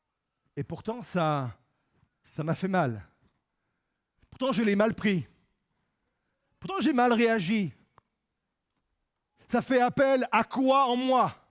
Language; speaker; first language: French; native; French